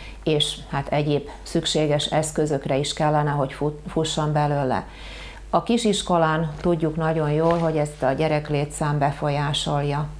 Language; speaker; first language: Hungarian; native; Hungarian